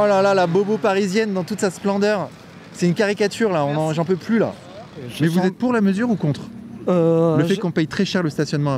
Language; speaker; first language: French; native; French